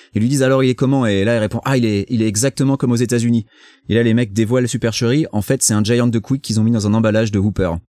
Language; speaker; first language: French; native; French